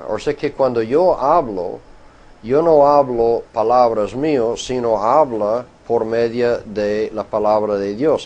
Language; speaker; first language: Spanish; non-native, fluent; English